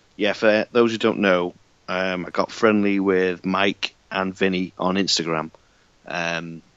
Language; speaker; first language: English; native; English